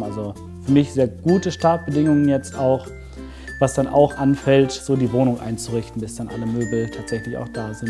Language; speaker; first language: German; native; German